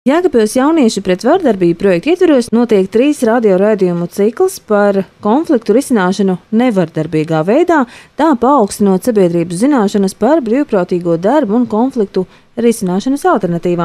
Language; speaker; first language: Latvian; native; Latvian